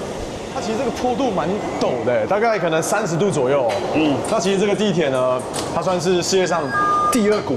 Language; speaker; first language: Chinese; native; Chinese